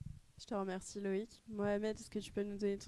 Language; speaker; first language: French; native; French